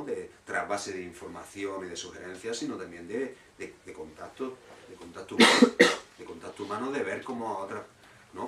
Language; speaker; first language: Spanish; native; Spanish